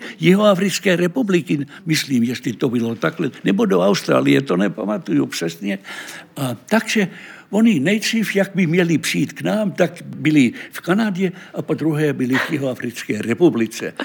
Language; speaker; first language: Czech; non-native, fluent; Finnish